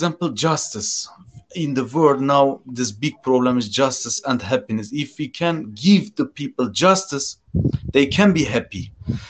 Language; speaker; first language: English; non-native, fluent; Turkish